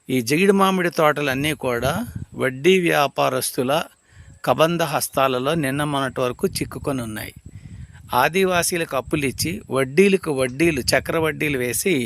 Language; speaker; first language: Telugu; native; Telugu